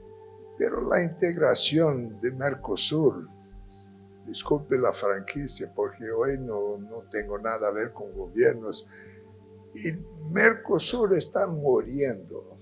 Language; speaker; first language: Spanish; non-native, fluent; Portuguese